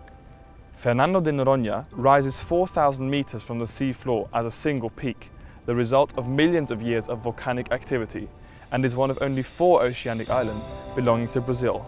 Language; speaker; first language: English; non-native, fluent; German